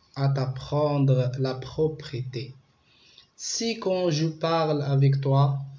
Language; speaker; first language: French; non-native, local second language; Arabic